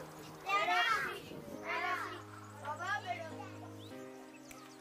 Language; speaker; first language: Spanish; early bilingual, other home language; Filipino